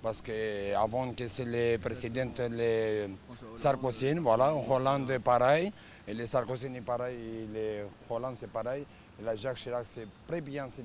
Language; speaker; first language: French; non-native, learner; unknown